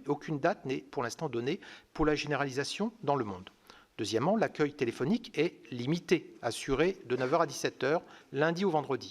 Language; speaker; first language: French; native; French